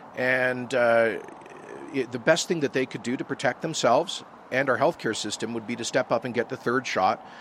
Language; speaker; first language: English; native; English